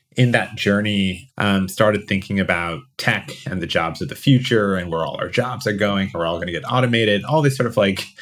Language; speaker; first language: English; native; English